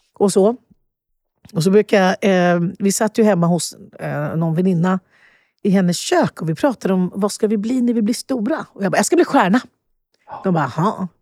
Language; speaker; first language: Swedish; early bilingual, other home language; Spanish